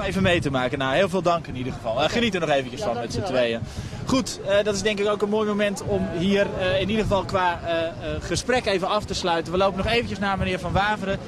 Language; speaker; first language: Dutch; native; Dutch